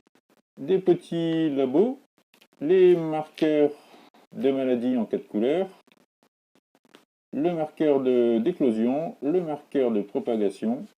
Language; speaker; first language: French; native; French